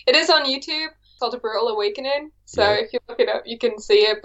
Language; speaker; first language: English; native; English